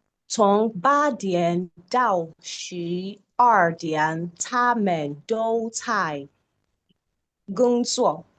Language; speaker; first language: Chinese; non-native, learner; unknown